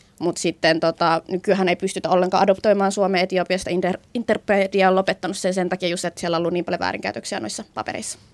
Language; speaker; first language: Finnish; native; Finnish